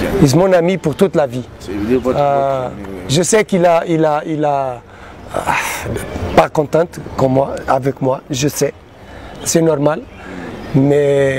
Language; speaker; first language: French; non-native, learner; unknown